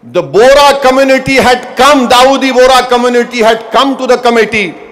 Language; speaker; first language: English; non-native, local second language; Urdu